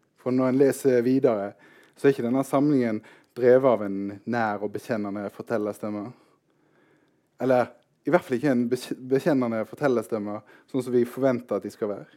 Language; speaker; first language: Norwegian; native; Norwegian